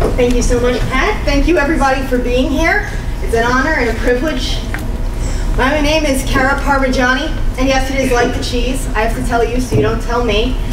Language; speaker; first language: English; native; English